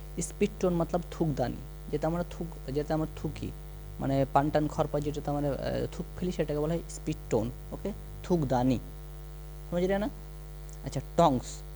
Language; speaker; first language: Hindi; non-native, local second language; Bangla